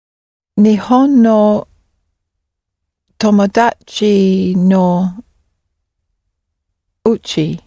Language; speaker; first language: Japanese; non-native, learner; English